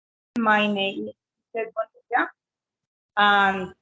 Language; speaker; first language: English; non-native, learner; Spanish